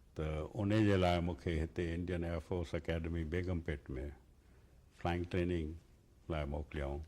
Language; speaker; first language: Sindhi; native; Sindhi